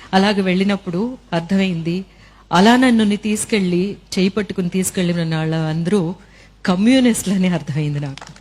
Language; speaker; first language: Telugu; native; Telugu